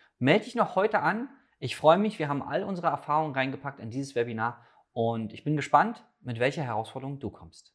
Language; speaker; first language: German; native; German